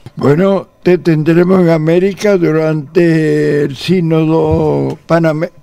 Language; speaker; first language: Spanish; native; Spanish